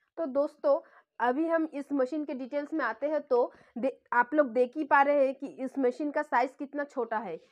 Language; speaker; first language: Hindi; non-native, local second language; Bangla